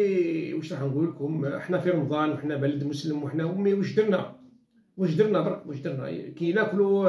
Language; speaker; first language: Arabic; native; Arabic